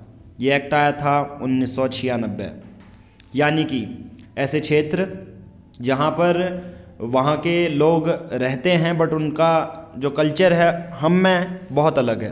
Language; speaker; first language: Hindi; native; Hindi